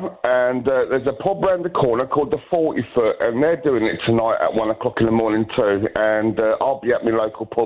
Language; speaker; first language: English; native; English